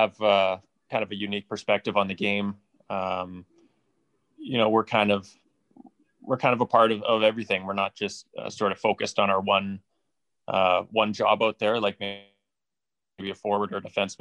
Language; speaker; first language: English; native; English